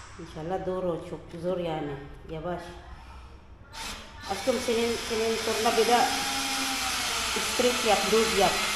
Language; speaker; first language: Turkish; non-native, learner; Filipino